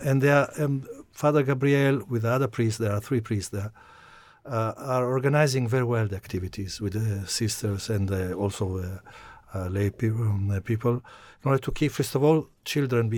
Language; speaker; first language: English; non-native, fluent; Italian